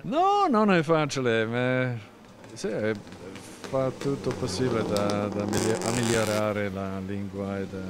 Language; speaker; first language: Italian; non-native, learner; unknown